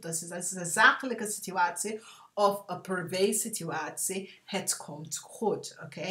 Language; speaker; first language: Dutch; non-native, learner; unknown